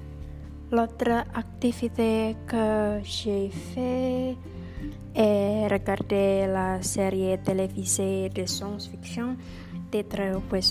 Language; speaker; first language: French; non-native, learner; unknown